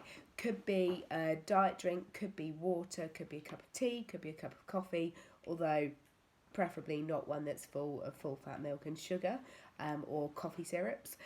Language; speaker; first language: English; native; English